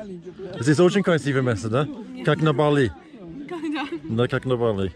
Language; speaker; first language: Russian; non-native, learner; English